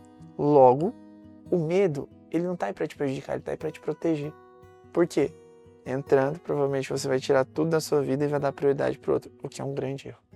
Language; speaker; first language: Portuguese; native; Portuguese